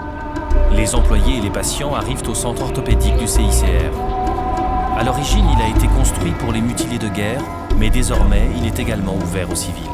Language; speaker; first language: French; native; French